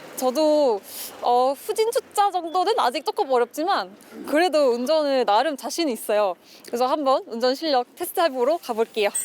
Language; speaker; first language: Korean; non-native, fluent; Swedish